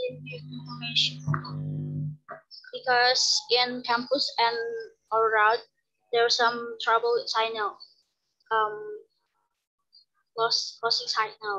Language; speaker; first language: English; non-native, learner; Indonesian